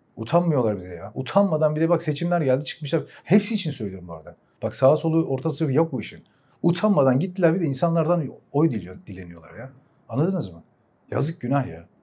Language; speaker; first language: Turkish; early bilingual, heritage; Turkish